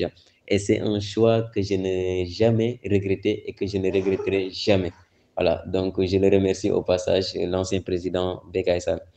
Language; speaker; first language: French; non-native, local second language; Wolof